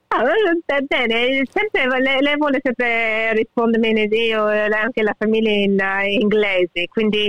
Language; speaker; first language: Italian; early bilingual, heritage; English